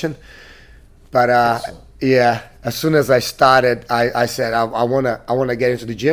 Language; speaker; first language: English; non-native, fluent; Portuguese